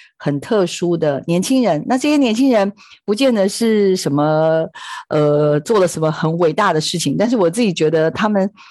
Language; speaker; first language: Chinese; native; Chinese